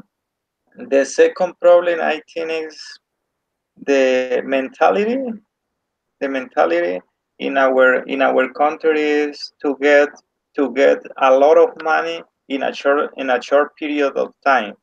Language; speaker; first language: English; non-native, learner; Spanish